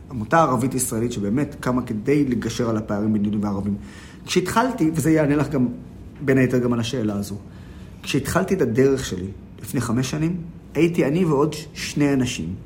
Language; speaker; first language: Hebrew; non-native, local second language; Arabic